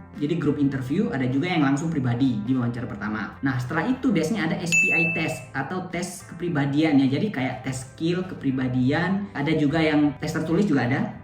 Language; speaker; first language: Indonesian; native; Indonesian